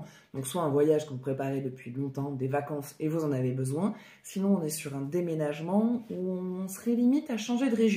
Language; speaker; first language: French; native; French